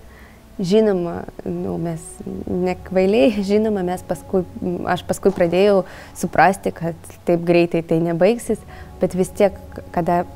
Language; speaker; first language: Lithuanian; non-native, learner; Ukrainian